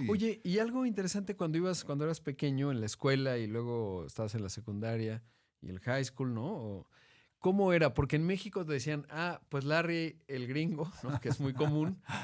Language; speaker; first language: Spanish; native; Spanish